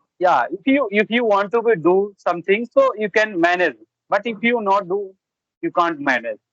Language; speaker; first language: English; non-native, learner; Bhojpuri